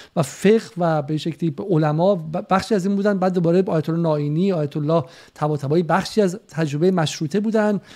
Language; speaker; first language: Persian; native; Persian